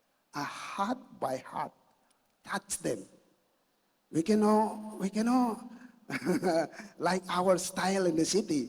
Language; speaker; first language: English; non-native, learner; Indonesian